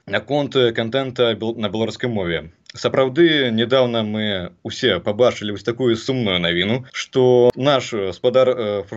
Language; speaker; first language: Belarusian; non-native, local second language; Russian